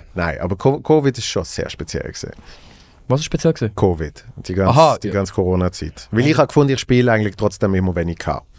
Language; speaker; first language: German; native; German